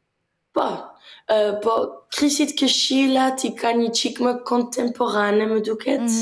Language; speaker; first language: Albanian; early bilingual, heritage; Albanian